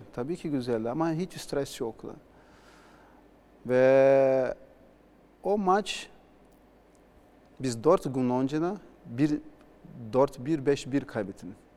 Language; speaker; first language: Turkish; non-native, learner; Portuguese